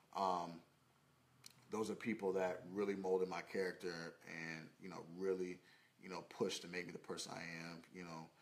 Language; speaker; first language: English; native; English